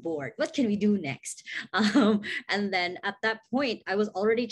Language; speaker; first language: English; non-native, local second language; Cebuano